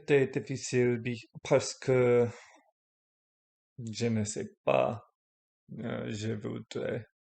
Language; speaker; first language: French; non-native, learner; English